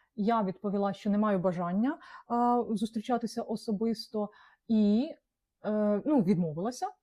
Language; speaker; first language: Ukrainian; non-native, local second language; Russian